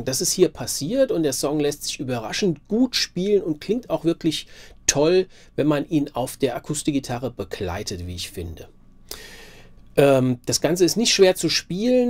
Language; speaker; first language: German; native; German